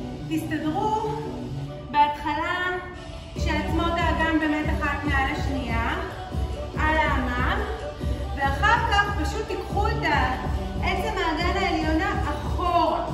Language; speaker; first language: Hebrew; native; Hebrew